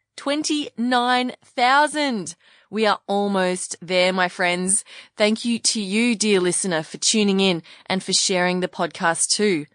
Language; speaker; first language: English; native; English